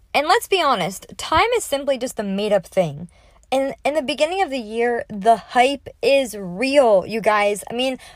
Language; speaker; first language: English; native; English